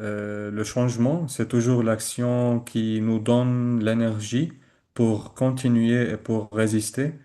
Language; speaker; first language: French; non-native, learner; Arabic